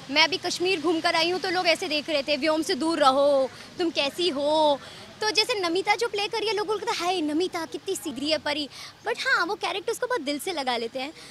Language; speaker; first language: Hindi; native; Hindi